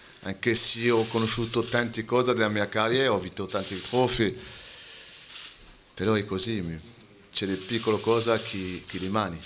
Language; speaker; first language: Italian; non-native, fluent; French